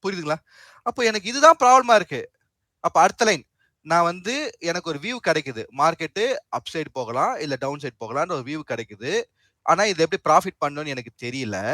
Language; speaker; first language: Tamil; native; Tamil